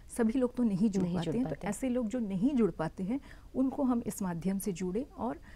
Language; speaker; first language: Hindi; native; Hindi